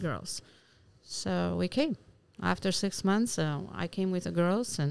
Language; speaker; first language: English; non-native, fluent; Albanian